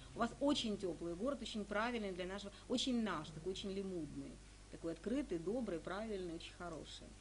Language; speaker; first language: Russian; native; Russian